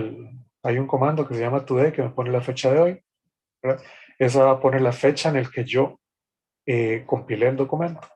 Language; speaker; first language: Spanish; native; Spanish